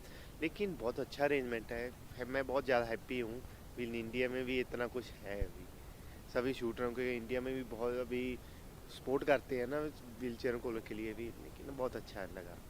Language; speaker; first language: Hindi; non-native, local second language; Punjabi